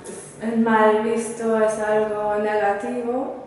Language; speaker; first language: Spanish; non-native, fluent; Hungarian